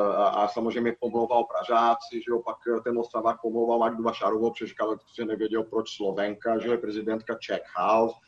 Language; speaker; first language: Czech; non-native, fluent; Portuguese